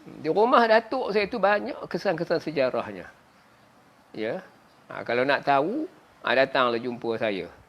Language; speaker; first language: Malay; native; Malay